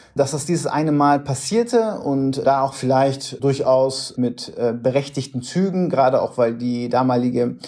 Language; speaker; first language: German; native; German